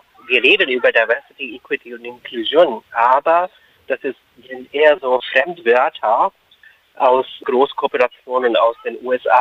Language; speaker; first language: German; non-native, fluent; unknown